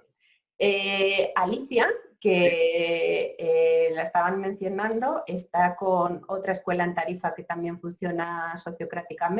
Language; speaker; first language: Spanish; native; Spanish